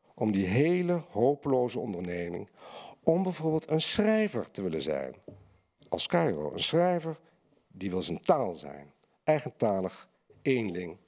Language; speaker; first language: Dutch; native; Dutch